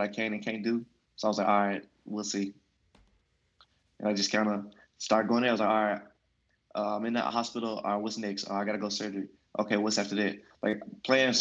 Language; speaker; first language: English; native; English